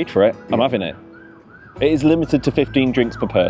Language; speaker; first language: English; native; English